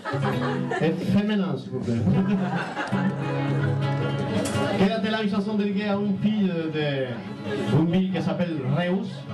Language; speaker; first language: French; non-native, learner; Spanish